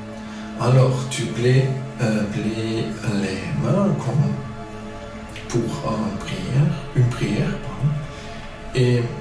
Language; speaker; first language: French; non-native, fluent; German